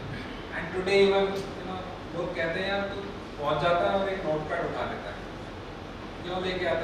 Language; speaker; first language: Hindi; native; Hindi